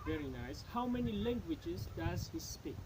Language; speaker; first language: English; non-native, fluent; Tajik